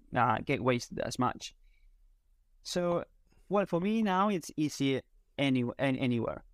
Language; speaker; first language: English; non-native, fluent; Spanish